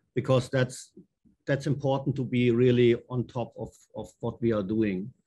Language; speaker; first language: English; non-native, fluent; German